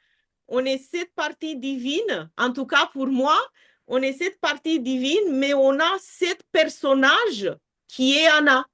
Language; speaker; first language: French; non-native, fluent; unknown